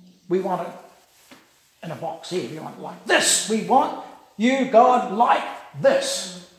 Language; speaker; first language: English; native; English